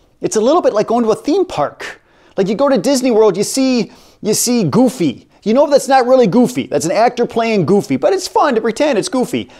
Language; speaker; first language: English; native; English